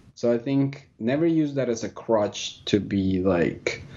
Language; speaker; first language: English; non-native, fluent; Spanish